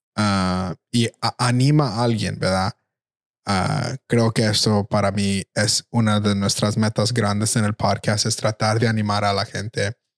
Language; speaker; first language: Spanish; early bilingual, heritage; Spanish